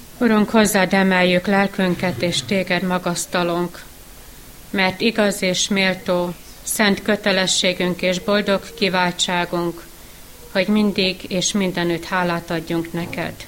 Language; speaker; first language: Hungarian; native; Hungarian